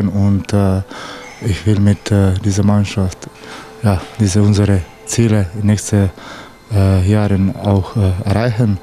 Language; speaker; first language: German; non-native, learner; Slovenian